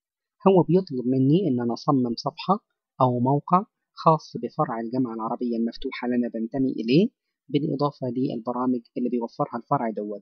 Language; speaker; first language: Arabic; native; Arabic